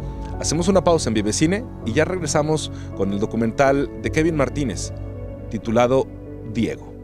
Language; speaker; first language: Spanish; native; Spanish